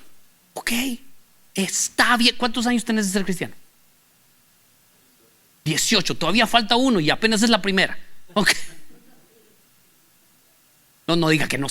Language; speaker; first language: Spanish; native; Spanish